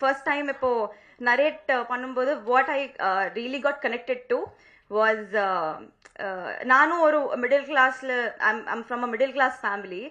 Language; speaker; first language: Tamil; non-native, learner; Telugu